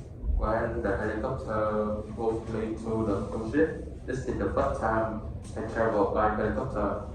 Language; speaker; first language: English; non-native, learner; Vietnamese